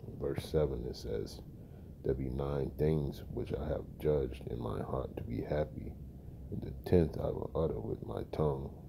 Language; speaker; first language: English; native; English